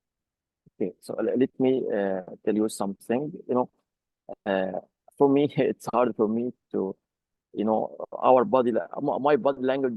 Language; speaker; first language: English; non-native, fluent; Arabic